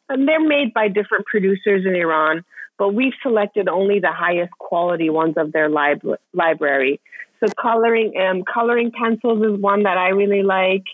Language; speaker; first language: English; non-native, fluent; Persian